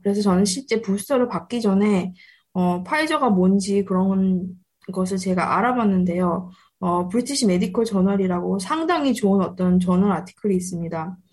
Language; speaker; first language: Korean; early bilingual, heritage; Korean